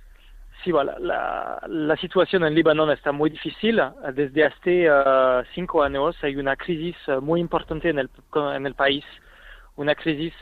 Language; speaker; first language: Spanish; non-native, fluent; French